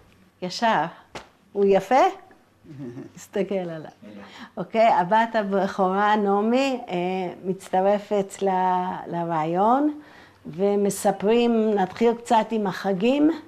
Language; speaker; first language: Hebrew; non-native, fluent; English